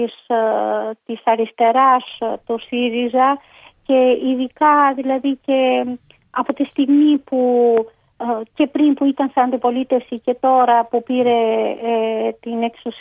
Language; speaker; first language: Greek; non-native, fluent; Albanian